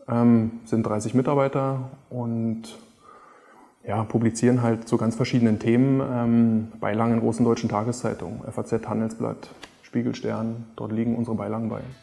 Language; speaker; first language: German; native; German